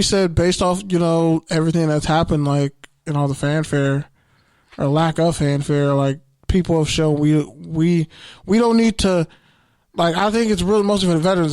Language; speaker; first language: English; native; English